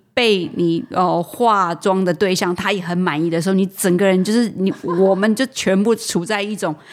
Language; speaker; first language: Chinese; native; Chinese